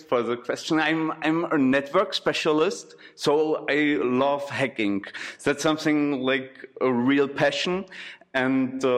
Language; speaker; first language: English; non-native, fluent; German